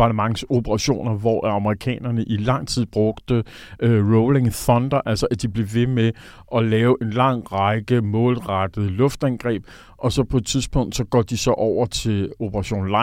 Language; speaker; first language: Danish; native; Danish